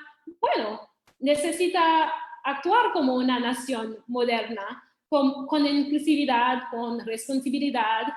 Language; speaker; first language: Spanish; non-native, fluent; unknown